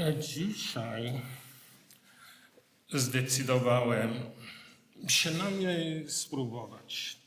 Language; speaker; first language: Polish; non-native, learner; English